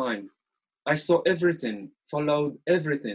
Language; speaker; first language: English; non-native, fluent; Arabic